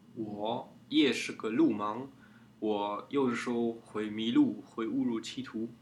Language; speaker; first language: Chinese; non-native, fluent; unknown